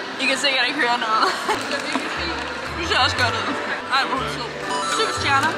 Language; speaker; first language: Danish; native; Danish